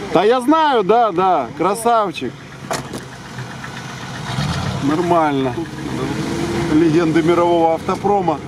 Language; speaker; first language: Russian; native; Russian